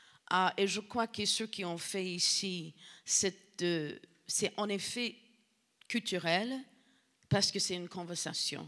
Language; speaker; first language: French; non-native, fluent; English